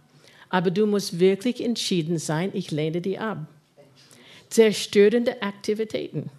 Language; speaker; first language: German; non-native, fluent; English